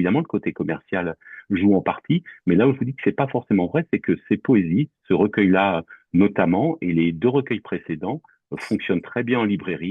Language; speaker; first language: French; native; French